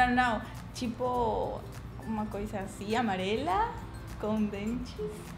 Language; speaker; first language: Portuguese; non-native, learner; Spanish